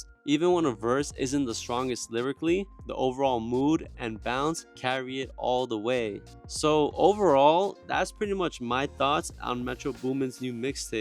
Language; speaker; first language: English; native; English